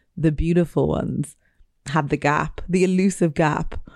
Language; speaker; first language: English; native; English